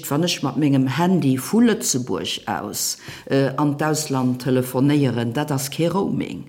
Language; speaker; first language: Luxembourgish; native; Luxembourgish